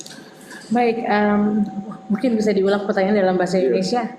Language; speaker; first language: Indonesian; native; Indonesian